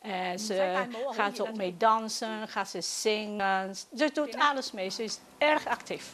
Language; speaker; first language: Dutch; non-native, fluent; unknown